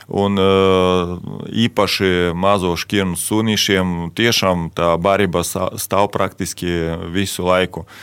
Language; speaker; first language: Latvian; non-native, local second language; Russian